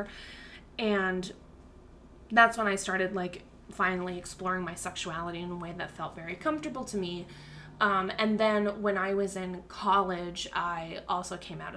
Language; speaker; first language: English; native; English